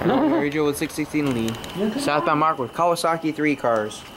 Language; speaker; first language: English; native; English